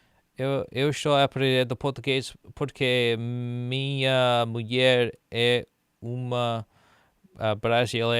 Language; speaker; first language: Portuguese; non-native, learner; English